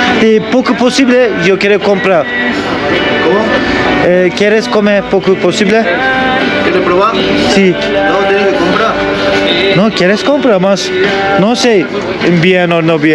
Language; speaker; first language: Spanish; non-native, learner; Turkish